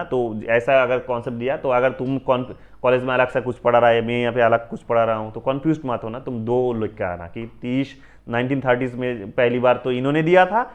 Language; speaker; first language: Hindi; non-native, local second language; Bangla